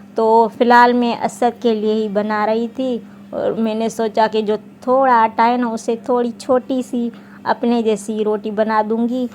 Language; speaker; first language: Urdu; non-native, local second language; Sindhi